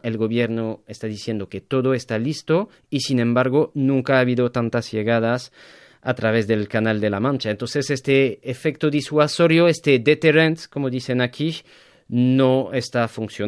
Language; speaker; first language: Spanish; native; Spanish